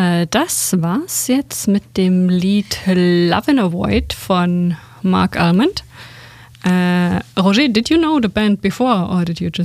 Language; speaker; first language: German; native; German